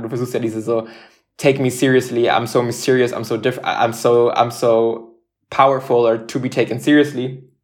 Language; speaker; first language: English; early bilingual, other home language; Spanish